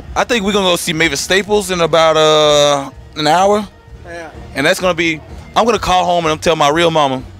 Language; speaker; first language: English; native; English